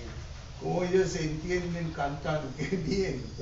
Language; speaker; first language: Spanish; non-native, learner; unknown